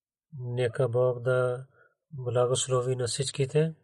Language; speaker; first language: Bulgarian; non-native, learner; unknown